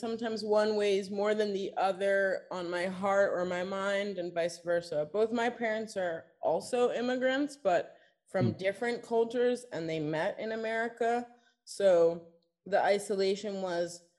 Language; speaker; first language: English; native; English